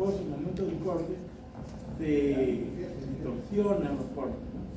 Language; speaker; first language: Spanish; native; Spanish